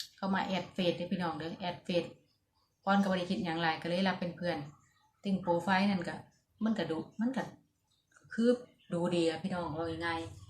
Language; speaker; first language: Thai; native; Thai